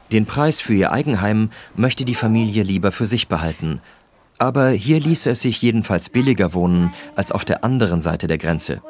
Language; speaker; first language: German; native; German